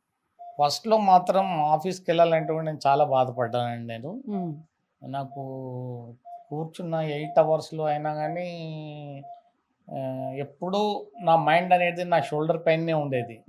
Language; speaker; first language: Telugu; native; Telugu